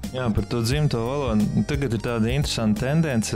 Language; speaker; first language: Latvian; native; Latvian